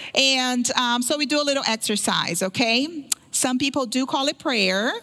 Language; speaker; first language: English; early bilingual, other home language; Portuguese